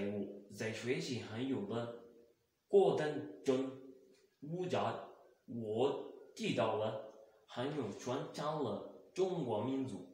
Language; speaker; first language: Chinese; non-native, learner; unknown